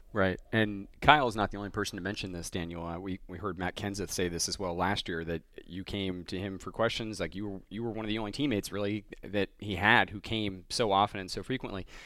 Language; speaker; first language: English; native; English